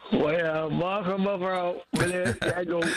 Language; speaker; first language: Dutch; non-native, learner; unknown